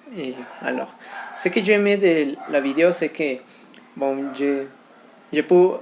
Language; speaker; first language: French; non-native, fluent; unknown